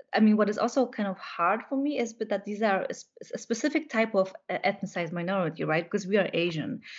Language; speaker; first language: English; non-native, fluent; Polish